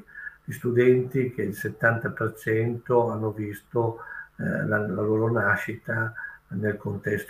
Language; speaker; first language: Italian; native; Italian